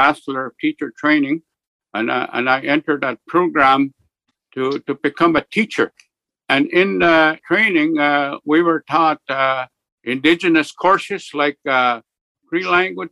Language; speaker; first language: English; native; English